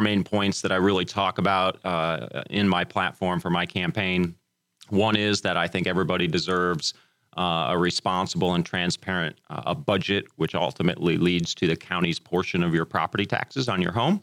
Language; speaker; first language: English; native; English